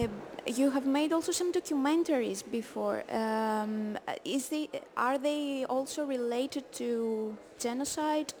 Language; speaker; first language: English; non-native, fluent; Greek